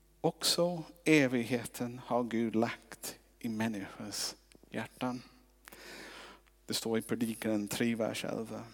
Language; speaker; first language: Swedish; non-native, fluent; English